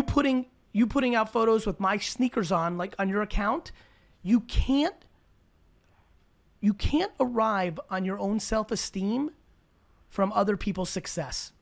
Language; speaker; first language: English; early bilingual, other home language; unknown